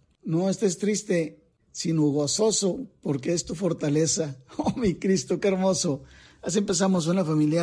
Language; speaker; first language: Spanish; native; Spanish